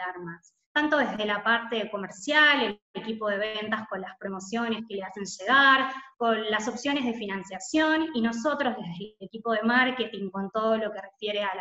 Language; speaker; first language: Spanish; native; Spanish